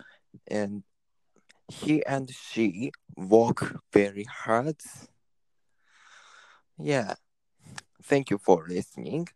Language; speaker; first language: English; non-native, learner; Japanese